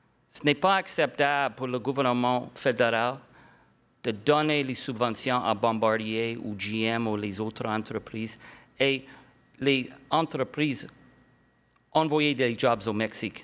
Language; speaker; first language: French; non-native, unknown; English